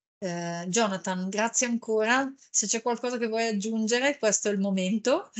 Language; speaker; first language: Italian; native; Italian